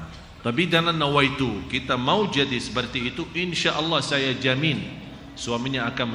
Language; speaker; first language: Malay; non-native, fluent; Arabic